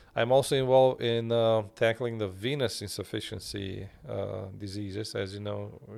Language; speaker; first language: English; non-native, fluent; Turkish